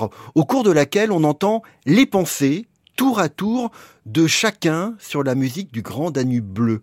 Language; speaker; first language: French; native; French